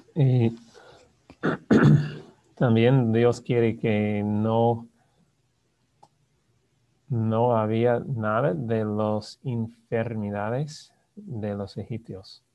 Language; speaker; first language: Spanish; non-native, fluent; English